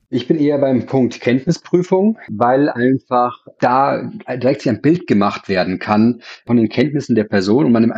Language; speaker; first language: German; native; German